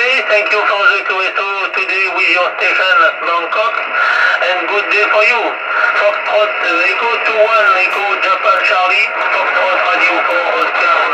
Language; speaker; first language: English; non-native, learner; French